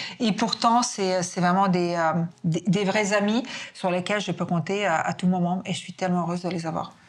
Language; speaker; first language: French; non-native, fluent; Serbian